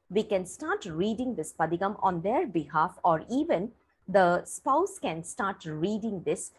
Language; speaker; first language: English; non-native, local second language; Tamil